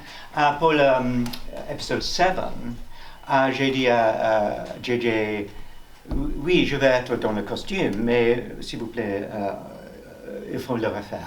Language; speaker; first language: French; non-native, learner; English